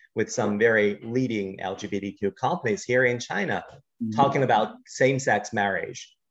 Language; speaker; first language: English; non-native, fluent; Chinese